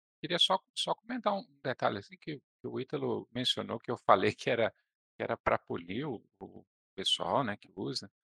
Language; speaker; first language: Portuguese; native; Portuguese